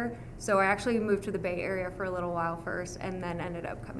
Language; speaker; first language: English; native; English